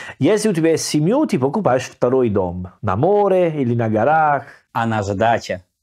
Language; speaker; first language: Russian; non-native, learner; Italian